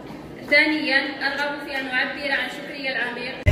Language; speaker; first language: Arabic; native; Arabic